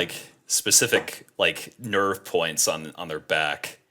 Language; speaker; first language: English; native; English